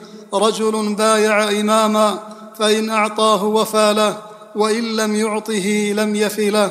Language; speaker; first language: Arabic; native; Arabic